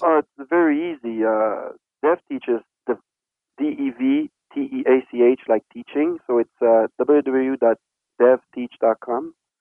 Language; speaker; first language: English; non-native, fluent; French